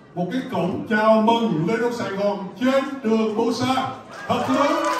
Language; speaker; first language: Vietnamese; early bilingual, heritage; Vietnamese